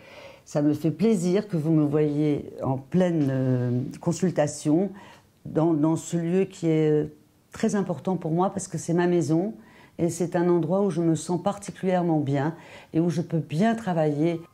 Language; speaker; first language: French; native; French